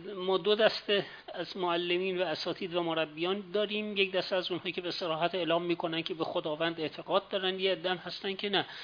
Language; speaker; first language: Persian; native; Persian